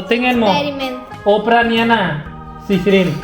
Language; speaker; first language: Filipino; non-native, learner; Punjabi